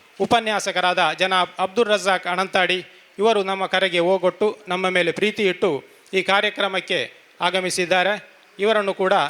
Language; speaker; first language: Kannada; non-native, local second language; Badaga